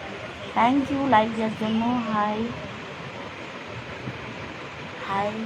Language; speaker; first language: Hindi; non-native, local second language; Bangla